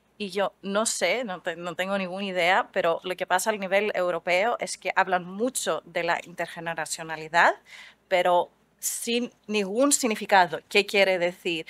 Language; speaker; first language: Spanish; non-native, fluent; Greek